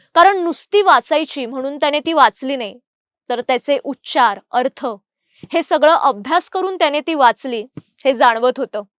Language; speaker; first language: Marathi; native; Marathi